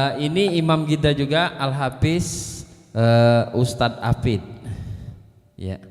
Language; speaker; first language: Indonesian; native; Indonesian